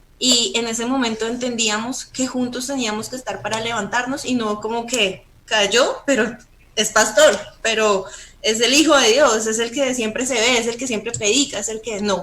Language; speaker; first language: Spanish; native; Spanish